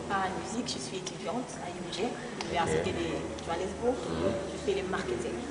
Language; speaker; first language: French; non-native, local second language; Swahili